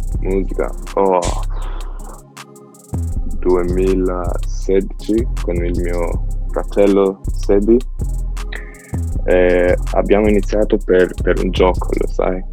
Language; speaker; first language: Italian; non-native, learner; Albanian